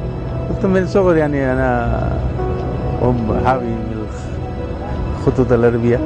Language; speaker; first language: Arabic; non-native, learner; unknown